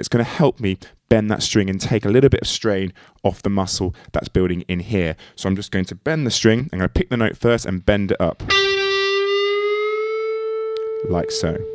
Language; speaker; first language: English; native; English